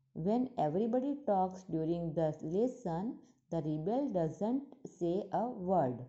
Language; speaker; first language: English; non-native, local second language; Gujarati